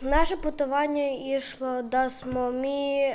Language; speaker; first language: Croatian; non-native, learner; Ukrainian